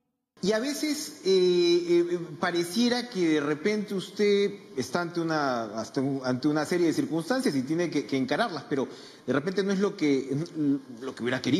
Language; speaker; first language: Spanish; native; Spanish